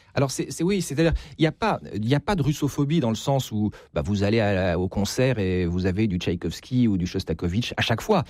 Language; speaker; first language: French; native; French